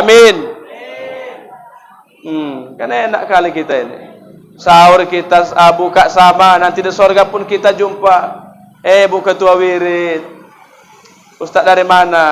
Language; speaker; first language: Indonesian; native; Indonesian